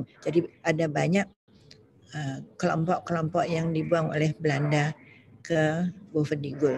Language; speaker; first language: Indonesian; native; Indonesian